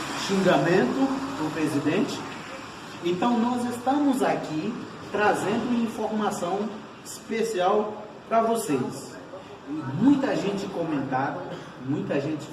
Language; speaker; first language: Portuguese; non-native, fluent; Haitian Creole